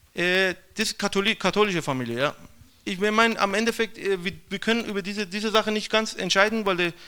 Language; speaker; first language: German; non-native, fluent; Persian